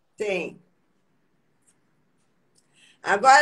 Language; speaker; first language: Portuguese; non-native, learner; Spanish